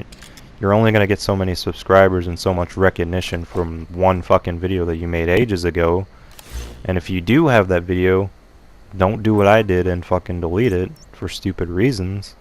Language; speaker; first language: English; native; English